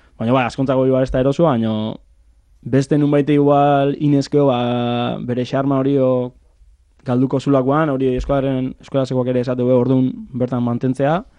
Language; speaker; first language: Basque; native; Basque